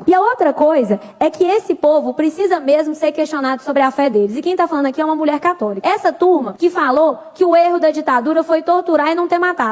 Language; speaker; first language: Portuguese; native; Portuguese